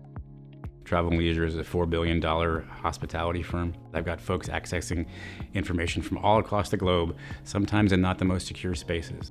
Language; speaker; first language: English; native; English